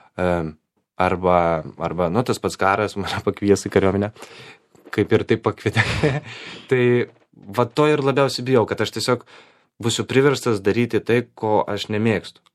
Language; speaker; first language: Lithuanian; non-native, local second language; Polish